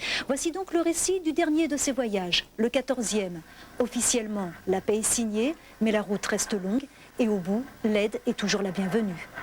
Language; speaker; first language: French; native; French